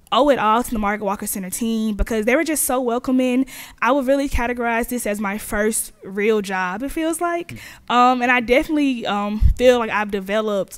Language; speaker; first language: English; native; English